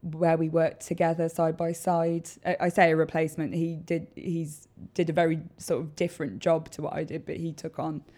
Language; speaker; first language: English; native; English